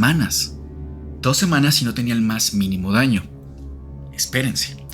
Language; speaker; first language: Spanish; native; Spanish